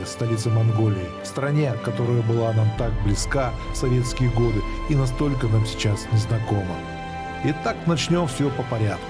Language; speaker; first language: Russian; native; Russian